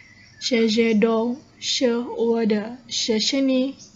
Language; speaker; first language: Chinese; non-native, learner; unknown